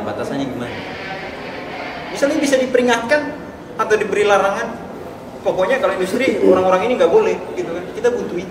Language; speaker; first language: Indonesian; native; Indonesian